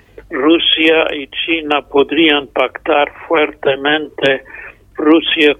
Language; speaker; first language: Spanish; non-native, fluent; English